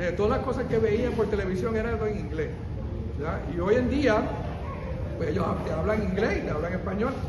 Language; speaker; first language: Spanish; early bilingual, heritage; Spanish